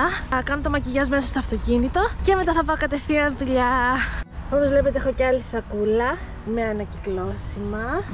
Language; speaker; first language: Greek; native; Greek